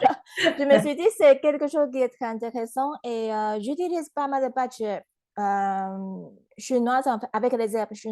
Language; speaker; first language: French; non-native, fluent; Chinese